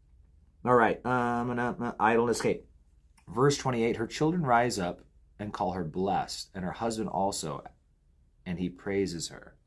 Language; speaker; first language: English; native; English